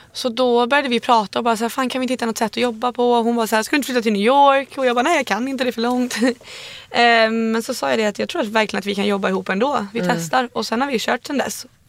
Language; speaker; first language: Swedish; native; Swedish